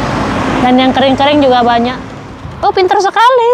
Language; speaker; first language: Indonesian; native; Indonesian